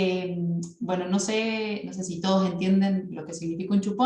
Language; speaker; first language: Spanish; native; Spanish